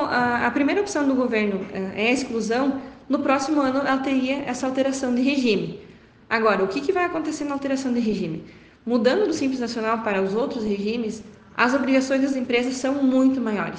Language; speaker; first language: Portuguese; native; Portuguese